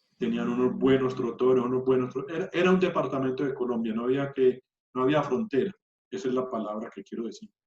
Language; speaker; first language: Spanish; native; Spanish